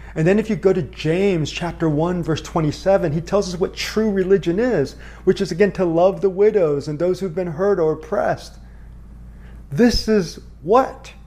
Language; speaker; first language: English; early bilingual, other home language; Korean